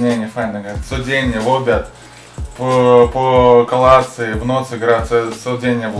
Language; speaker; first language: Polish; non-native, fluent; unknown